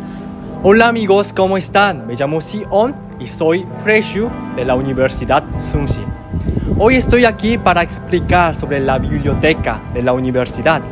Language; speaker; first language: Spanish; non-native, learner; Korean